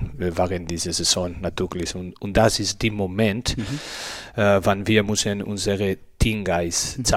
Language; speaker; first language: German; non-native, learner; Spanish